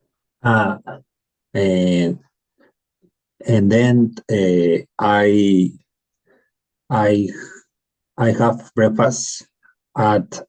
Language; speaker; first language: English; non-native, learner; Spanish